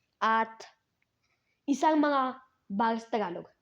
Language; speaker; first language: Filipino; non-native, learner; Hindi